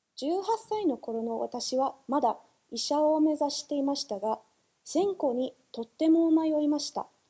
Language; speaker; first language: Japanese; non-native, fluent; English